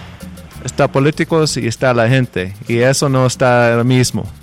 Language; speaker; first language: Spanish; non-native, learner; English